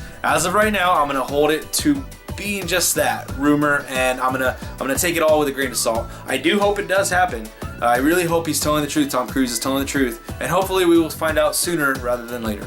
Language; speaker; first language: English; native; English